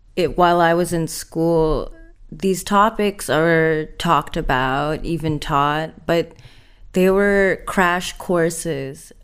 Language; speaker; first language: English; non-native, fluent; Indonesian